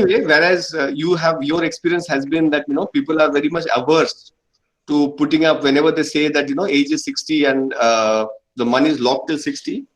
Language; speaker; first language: English; non-native, local second language; Bangla